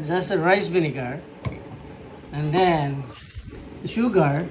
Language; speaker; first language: English; non-native, local second language; Filipino